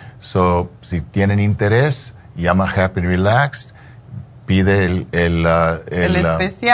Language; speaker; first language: Spanish; early bilingual, heritage; English